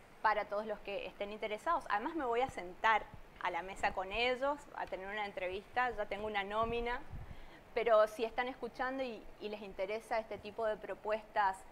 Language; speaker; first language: Spanish; native; Spanish